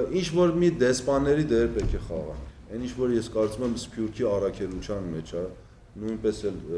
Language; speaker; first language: Armenian; early bilingual, heritage; Armenian